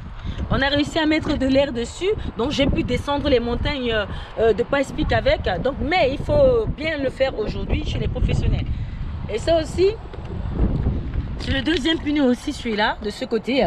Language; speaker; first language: French; native; French